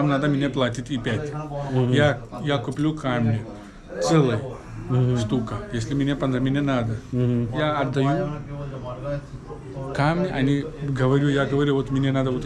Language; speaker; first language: Russian; non-native, learner; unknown